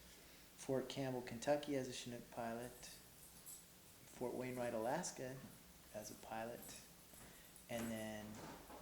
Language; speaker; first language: English; native; English